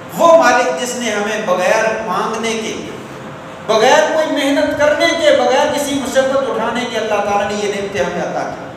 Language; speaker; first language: Urdu; non-native, local second language; Northern Hindko